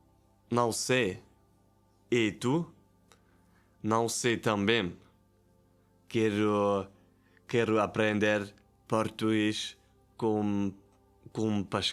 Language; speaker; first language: Portuguese; non-native, learner; German